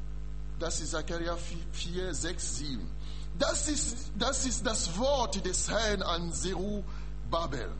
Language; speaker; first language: German; non-native, learner; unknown